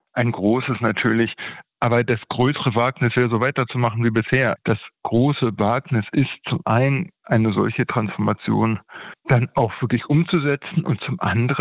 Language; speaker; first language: German; native; German